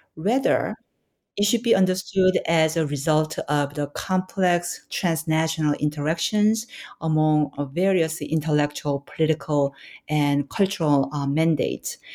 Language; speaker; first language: English; non-native, fluent; Korean